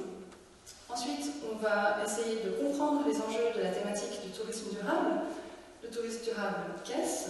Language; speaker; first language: French; native; French